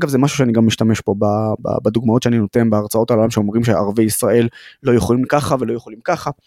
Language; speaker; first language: Hebrew; non-native, local second language; Arabic